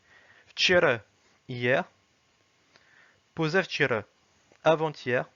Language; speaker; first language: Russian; non-native, fluent; French